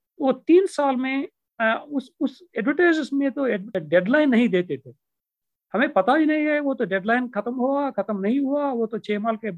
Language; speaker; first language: Hindi; non-native, local second language; Telugu